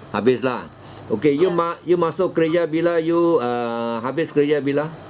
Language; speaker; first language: Malay; non-native, local second language; Chinese